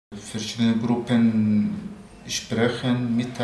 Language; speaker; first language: German; non-native, learner; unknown